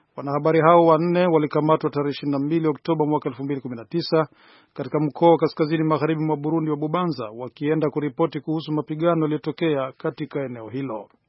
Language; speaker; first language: Swahili; non-native, local second language; Rundi